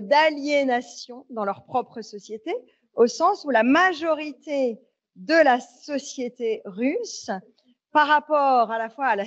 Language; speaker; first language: French; native; French